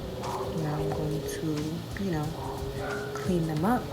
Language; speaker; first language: English; native; English